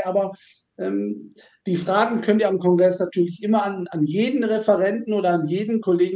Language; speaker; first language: German; native; German